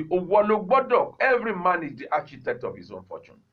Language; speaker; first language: English; non-native, local second language; Yoruba